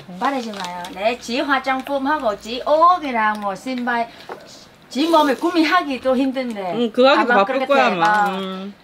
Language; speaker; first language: Korean; non-native, fluent; Vietnamese